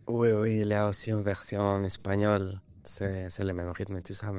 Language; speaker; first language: French; non-native, learner; Spanish